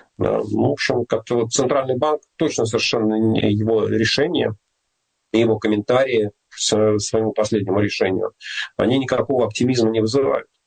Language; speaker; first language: Russian; native; Russian